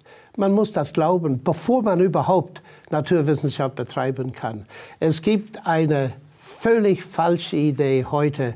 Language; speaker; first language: German; non-native, fluent; English